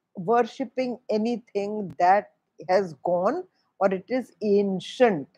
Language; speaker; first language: English; non-native, local second language; Hindi